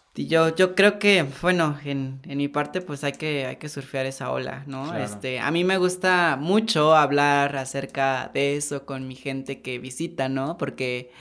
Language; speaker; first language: Spanish; native; Spanish